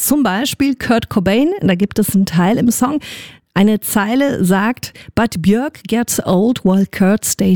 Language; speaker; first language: German; native; German